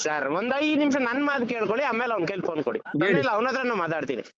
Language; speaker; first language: Kannada; native; Kannada